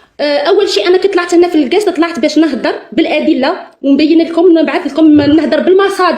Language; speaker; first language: Arabic; native; Arabic